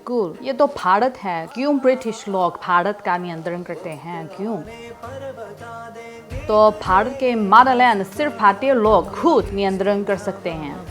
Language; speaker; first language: Hindi; non-native, fluent; Chinese